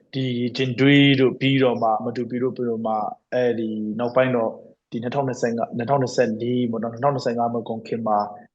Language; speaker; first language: Burmese; non-native, local second language; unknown